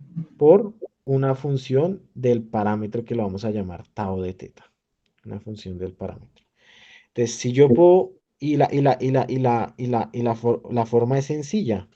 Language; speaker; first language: Spanish; native; Spanish